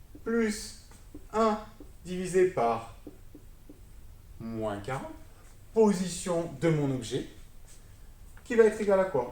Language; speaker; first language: French; native; French